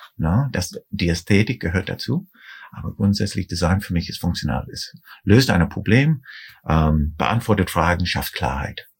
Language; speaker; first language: German; non-native, fluent; English